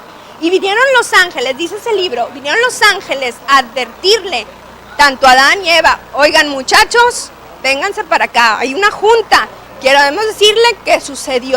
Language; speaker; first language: Spanish; native; Spanish